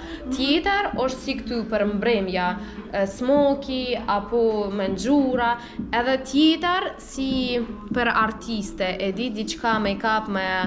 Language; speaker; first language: Albanian; non-native, learner; Russian